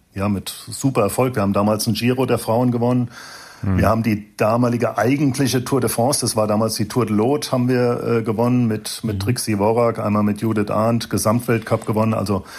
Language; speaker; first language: German; native; German